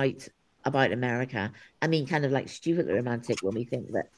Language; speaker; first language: English; native; English